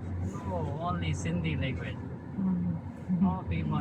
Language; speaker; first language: English; non-native, local second language; Sindhi